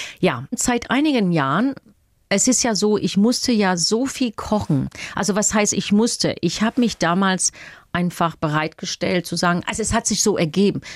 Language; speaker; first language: German; non-native, fluent; English